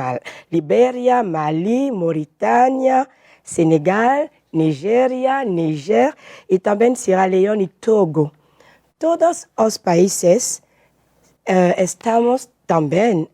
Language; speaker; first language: Portuguese; non-native, learner; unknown